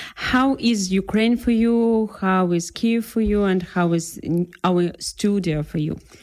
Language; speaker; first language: English; non-native, fluent; Ukrainian